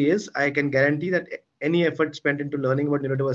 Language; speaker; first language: English; non-native, local second language; Hindi